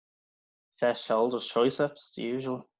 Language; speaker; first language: English; native; English